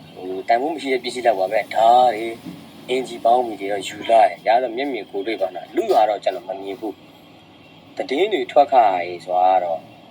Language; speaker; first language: Burmese; native; Burmese